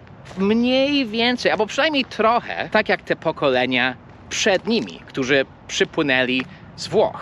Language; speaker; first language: Polish; early bilingual, heritage; English